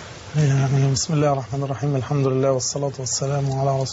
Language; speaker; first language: Arabic; native; Arabic